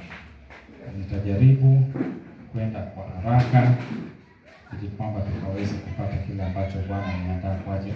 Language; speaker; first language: Swahili; native; Swahili